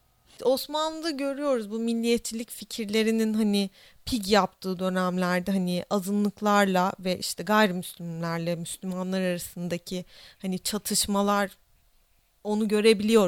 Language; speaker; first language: Turkish; native; Turkish